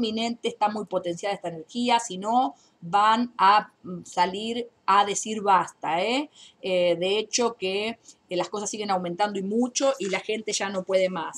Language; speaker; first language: Spanish; native; Spanish